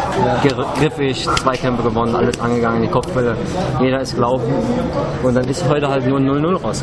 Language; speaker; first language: German; native; German